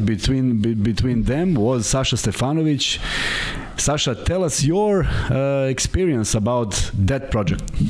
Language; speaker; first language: English; non-native, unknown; Serbian